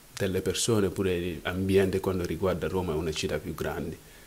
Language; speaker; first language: Italian; non-native, fluent; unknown